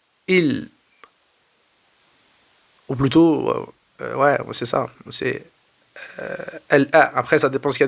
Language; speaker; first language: French; native; French